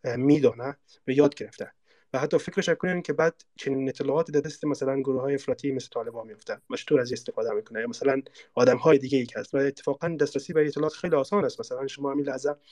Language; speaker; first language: Persian; native; Persian